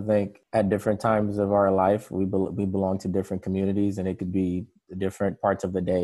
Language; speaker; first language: English; native; English